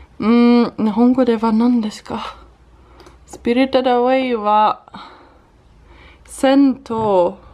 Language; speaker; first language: Japanese; non-native, learner; Swedish